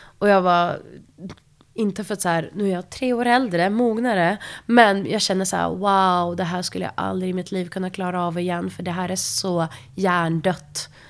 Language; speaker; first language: Swedish; early bilingual, other home language; Russian